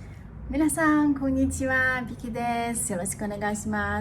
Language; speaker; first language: Japanese; non-native, fluent; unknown